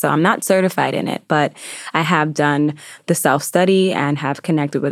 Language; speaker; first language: English; native; English